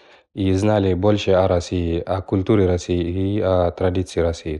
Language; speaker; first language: Russian; non-native, learner; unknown